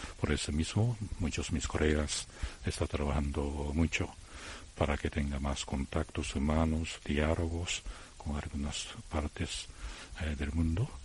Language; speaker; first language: Spanish; non-native, fluent; Japanese